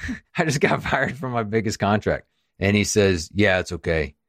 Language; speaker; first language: English; native; English